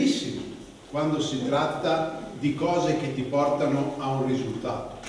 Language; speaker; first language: Italian; native; Italian